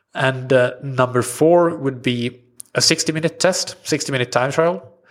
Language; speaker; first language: English; non-native, fluent; Swedish